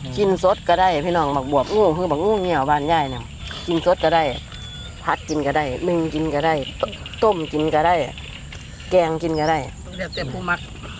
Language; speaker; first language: Thai; native; Thai